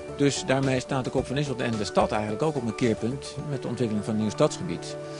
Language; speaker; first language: Dutch; native; Dutch